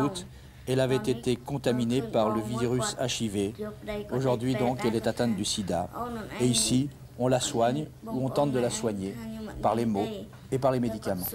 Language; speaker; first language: French; native; French